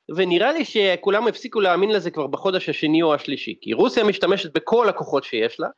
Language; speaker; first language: Hebrew; non-native, fluent; Russian